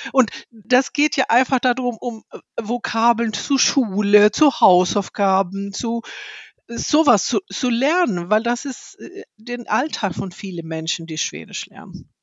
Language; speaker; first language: German; non-native, fluent; Swedish